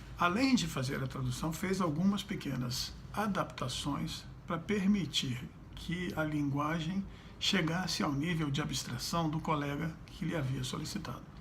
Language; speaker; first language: Portuguese; native; Portuguese